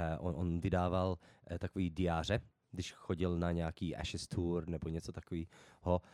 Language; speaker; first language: Czech; early bilingual, heritage; Czech